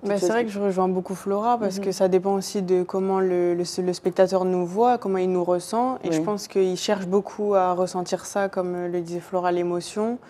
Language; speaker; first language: French; native; French